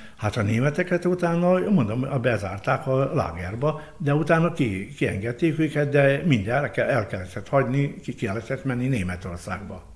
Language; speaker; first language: Hungarian; native; Hungarian